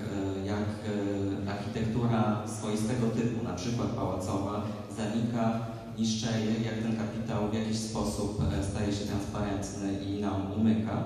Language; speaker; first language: Polish; native; Polish